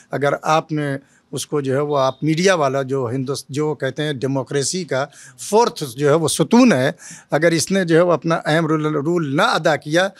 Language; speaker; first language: Hindi; native; Hindi